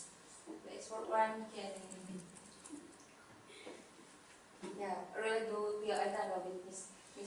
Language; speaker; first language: English; non-native, learner; Indonesian